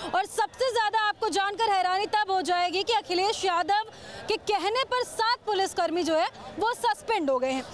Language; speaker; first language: Hindi; native; Hindi